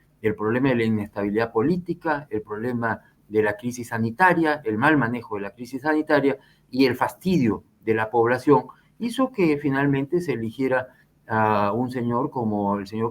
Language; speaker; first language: Spanish; native; Spanish